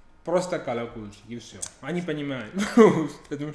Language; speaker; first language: Russian; non-native, learner; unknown